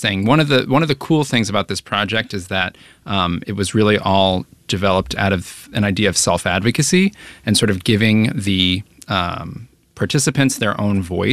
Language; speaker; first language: English; native; English